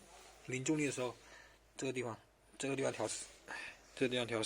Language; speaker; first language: Chinese; native; Chinese